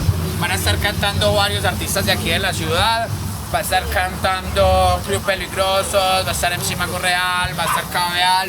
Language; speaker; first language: Spanish; native; Spanish